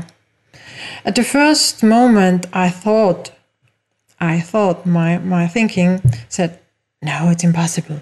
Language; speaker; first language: English; non-native, fluent; German